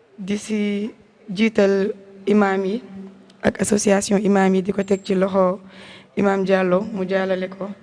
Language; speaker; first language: Wolof; non-native, local second language; Jola-Fonyi